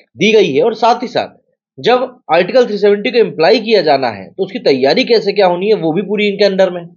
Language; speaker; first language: Hindi; native; Hindi